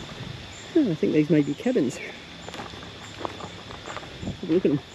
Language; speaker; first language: English; native; English